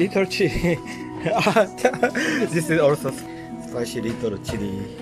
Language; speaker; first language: English; non-native, learner; Japanese